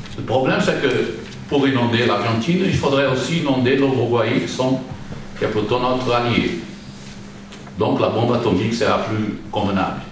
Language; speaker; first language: French; non-native, learner; Portuguese